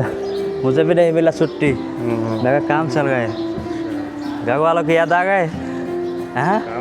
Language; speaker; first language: Hindi; non-native, learner; Bangla